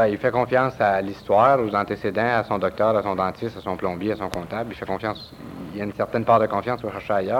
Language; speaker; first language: French; native; French